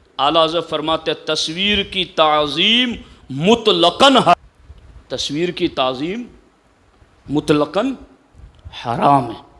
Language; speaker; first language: Urdu; non-native, local second language; Gujarati